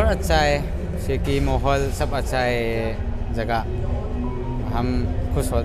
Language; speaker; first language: Hindi; non-native, local second language; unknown